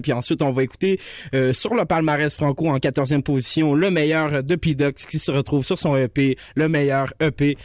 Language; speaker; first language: French; native; French